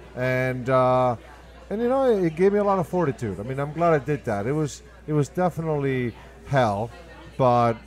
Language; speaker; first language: English; early bilingual, other home language; Spanish